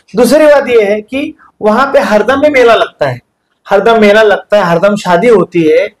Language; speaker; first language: Hindi; non-native, local second language; Marathi